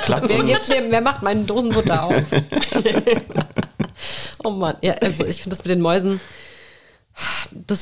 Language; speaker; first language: German; native; German